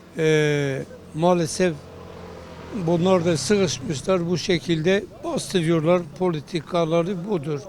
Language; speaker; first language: Turkish; non-native, local second language; Kurdish